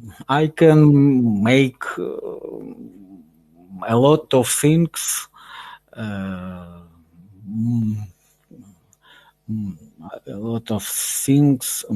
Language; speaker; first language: English; non-native, learner; Russian